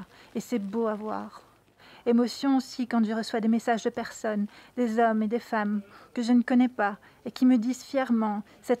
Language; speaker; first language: French; native; French